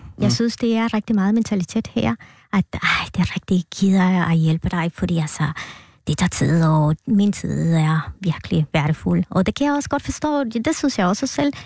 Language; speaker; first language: Danish; non-native, fluent; Spanish